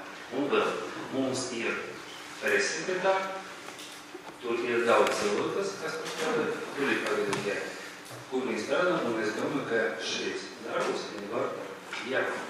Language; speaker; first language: Latvian; non-native, local second language; Russian